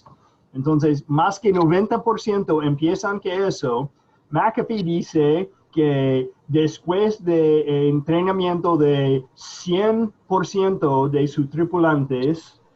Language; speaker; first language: Spanish; non-native, fluent; English